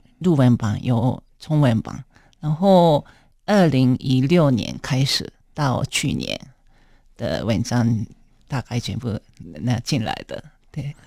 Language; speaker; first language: Chinese; non-native, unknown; Japanese